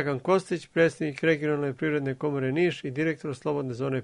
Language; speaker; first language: Serbian; native; Serbian